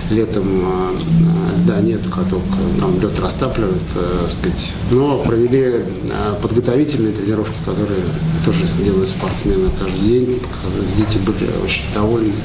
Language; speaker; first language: Russian; native; Russian